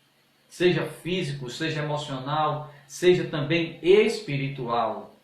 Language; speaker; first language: Portuguese; native; Portuguese